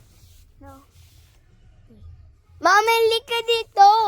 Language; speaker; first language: Filipino; early bilingual, heritage; English